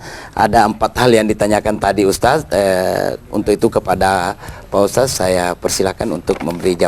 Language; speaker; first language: Indonesian; native; Indonesian